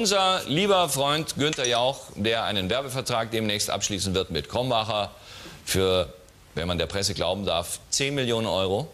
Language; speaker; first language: German; native; German